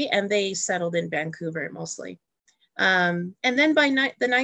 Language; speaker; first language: English; native; English